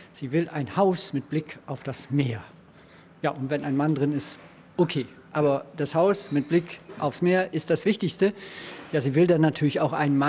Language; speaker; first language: German; native; German